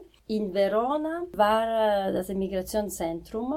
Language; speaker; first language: German; non-native, fluent; Italian